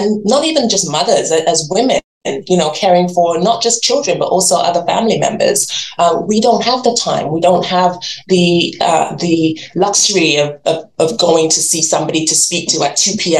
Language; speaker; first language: English; native; English